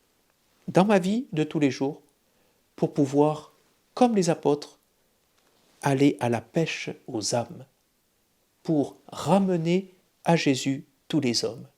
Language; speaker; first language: French; native; French